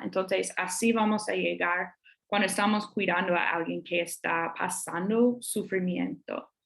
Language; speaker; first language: Spanish; non-native, fluent; English